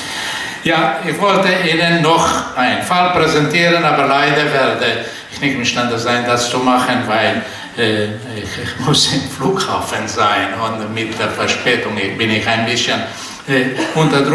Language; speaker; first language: German; non-native, fluent; Portuguese